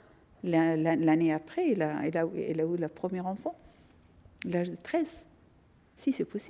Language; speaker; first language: French; non-native, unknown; Persian